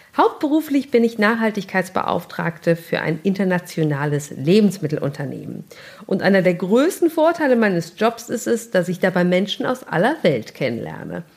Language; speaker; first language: German; native; German